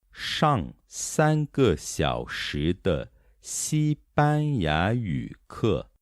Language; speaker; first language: Chinese; non-native, fluent; Portuguese